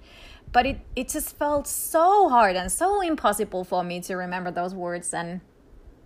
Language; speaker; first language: English; non-native, fluent; Finnish